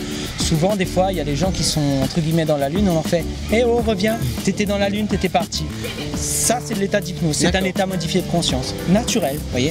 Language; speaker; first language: French; native; French